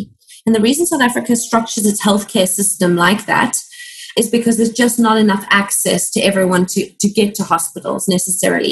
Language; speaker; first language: English; native; English